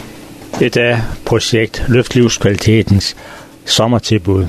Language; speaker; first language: Danish; native; Danish